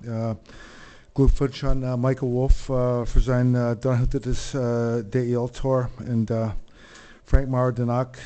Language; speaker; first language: German; non-native, learner; English